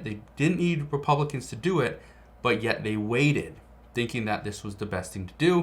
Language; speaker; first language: English; native; English